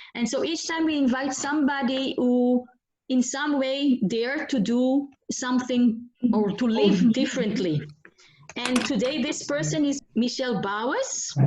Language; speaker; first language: English; non-native, fluent; Dutch